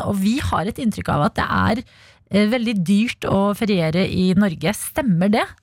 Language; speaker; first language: Norwegian; early bilingual, other home language; Albanian